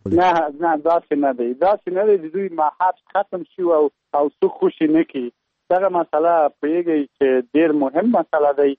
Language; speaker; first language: Pashto; non-native, local second language; Persian